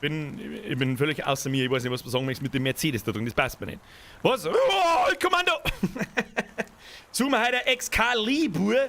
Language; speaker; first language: German; native; German